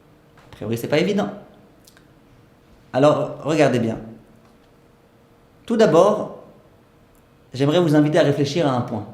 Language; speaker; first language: French; native; French